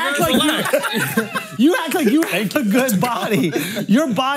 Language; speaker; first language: English; native; English